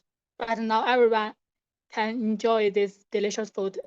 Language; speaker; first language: English; non-native, learner; Chinese